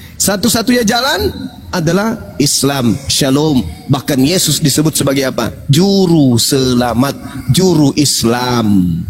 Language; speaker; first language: Indonesian; native; Indonesian